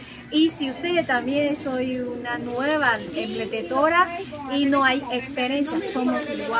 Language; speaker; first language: Spanish; non-native, learner; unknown